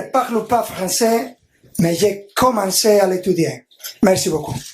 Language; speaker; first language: French; non-native, learner; Spanish